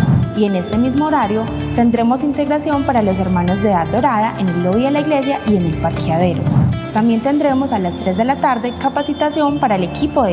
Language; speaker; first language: Spanish; native; Spanish